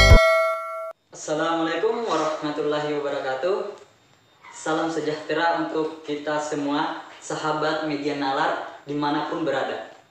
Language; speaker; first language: Indonesian; native; Indonesian